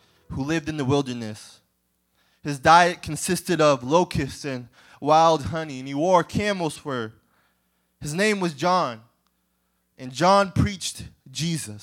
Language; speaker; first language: English; native; English